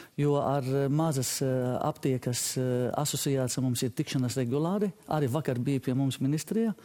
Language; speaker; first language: Latvian; non-native, fluent; Arabic